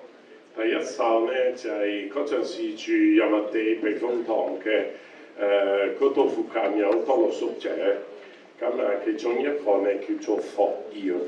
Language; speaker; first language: Cantonese; non-native, fluent; Italian